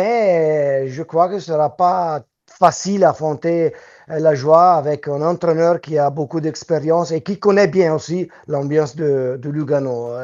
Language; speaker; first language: French; non-native, local second language; Italian